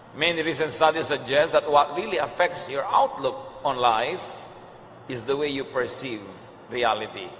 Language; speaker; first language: English; non-native, local second language; Filipino